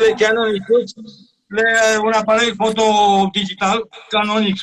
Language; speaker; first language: French; non-native, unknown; Romanian